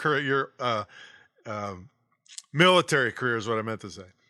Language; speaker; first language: English; native; English